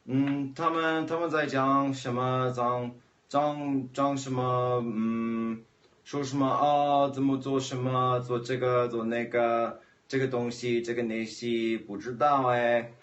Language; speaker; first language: Chinese; non-native, fluent; English